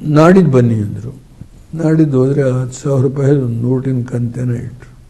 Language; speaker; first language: Kannada; native; Kannada